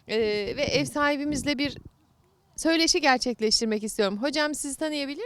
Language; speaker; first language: Turkish; native; Turkish